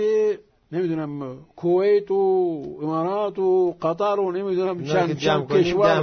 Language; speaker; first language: Persian; non-native, fluent; Arabic